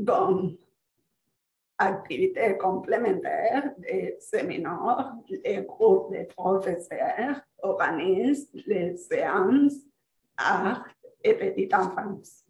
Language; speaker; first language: French; non-native, fluent; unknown